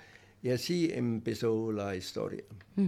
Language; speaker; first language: Spanish; non-native, learner; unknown